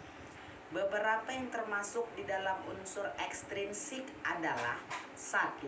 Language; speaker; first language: Indonesian; native; Indonesian